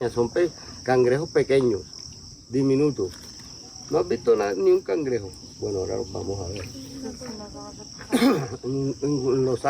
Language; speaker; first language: Spanish; native; Spanish